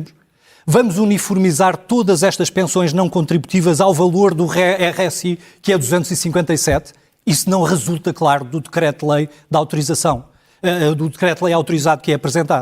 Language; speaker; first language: Portuguese; native; Portuguese